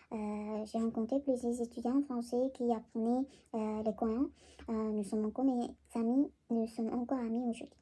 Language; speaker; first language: French; non-native, learner; Korean